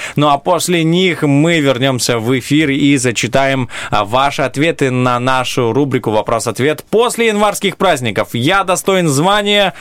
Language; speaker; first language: Russian; non-native, local second language; Romanian